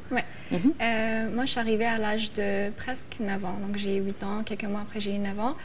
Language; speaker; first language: French; early bilingual, other home language; Arabic